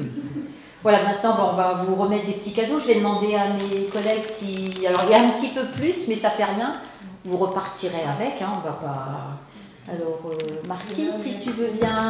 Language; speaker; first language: French; native; French